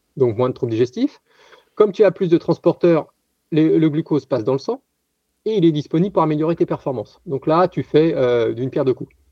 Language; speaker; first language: French; native; French